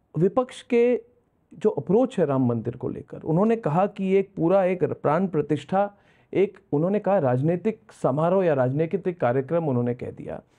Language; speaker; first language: Hindi; non-native, local second language; Bangla